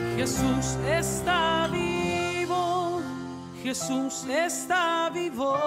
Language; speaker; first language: Spanish; native; Spanish